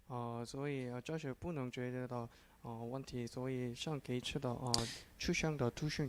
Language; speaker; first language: Chinese; non-native, learner; Korean